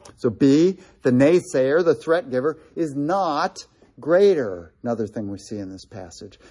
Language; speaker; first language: English; native; English